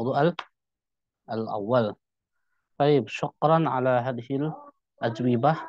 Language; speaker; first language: Arabic; non-native, fluent; Indonesian